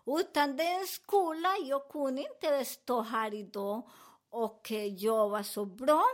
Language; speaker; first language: Swedish; non-native, fluent; Spanish